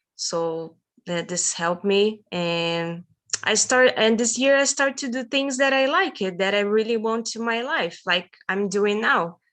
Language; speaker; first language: English; non-native, learner; Portuguese